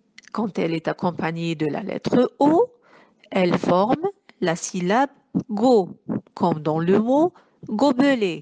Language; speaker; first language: French; non-native, local second language; Arabic